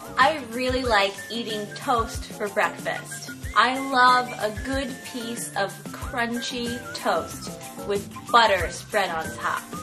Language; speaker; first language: English; native; English